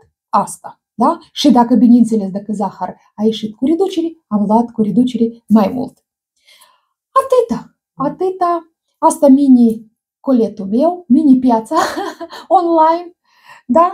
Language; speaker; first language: Romanian; non-native, learner; Russian